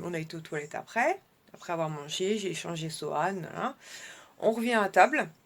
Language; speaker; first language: French; native; French